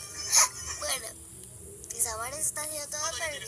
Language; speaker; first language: Spanish; native; Spanish